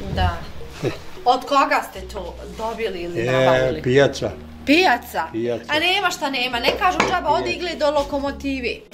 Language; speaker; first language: Bosnian; native; Bosnian